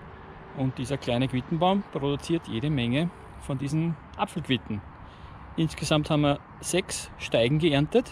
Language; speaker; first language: German; native; German